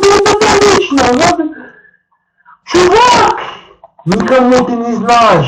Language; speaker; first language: Russian; non-native, learner; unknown